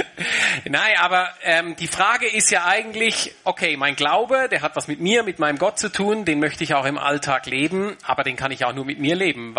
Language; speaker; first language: German; native; German